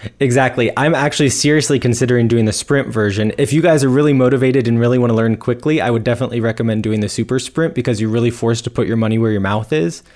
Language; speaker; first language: English; native; English